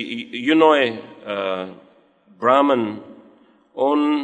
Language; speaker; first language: Russian; non-native, learner; English